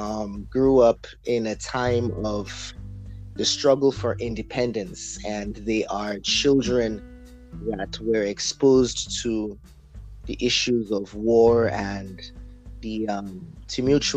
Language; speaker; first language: English; non-native, local second language; Yoruba